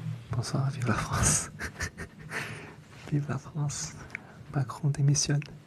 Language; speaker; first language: French; non-native, fluent; Chinese